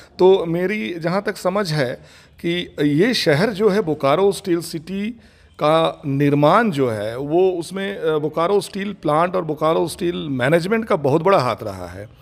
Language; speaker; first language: Hindi; non-native, local second language; Bangla